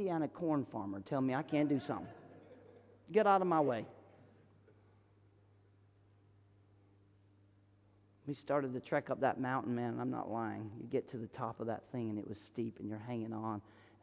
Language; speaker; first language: English; native; English